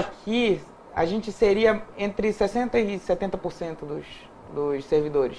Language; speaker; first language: Portuguese; native; Portuguese